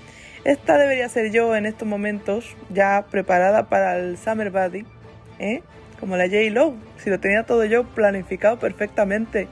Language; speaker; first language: Spanish; native; Spanish